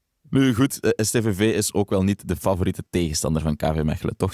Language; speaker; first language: Dutch; native; Dutch